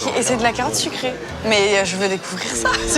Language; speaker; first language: French; native; French